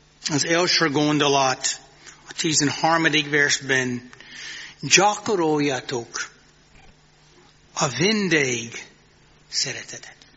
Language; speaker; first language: Hungarian; non-native, fluent; English